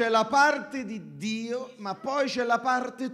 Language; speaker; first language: Italian; native; Italian